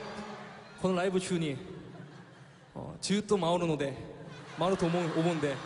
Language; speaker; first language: Japanese; non-native, fluent; Korean